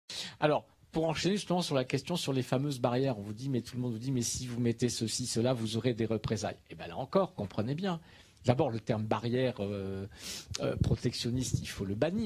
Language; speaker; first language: French; native; French